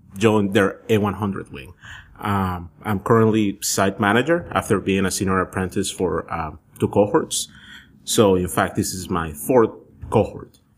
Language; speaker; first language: English; early bilingual, other home language; Spanish